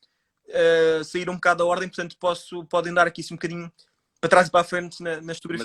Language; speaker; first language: Portuguese; native; Portuguese